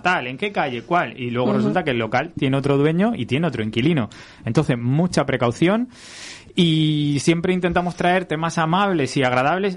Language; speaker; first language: Spanish; native; Spanish